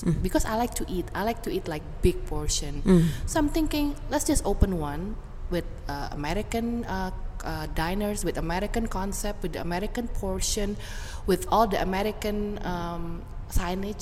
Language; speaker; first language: English; early bilingual, other home language; Indonesian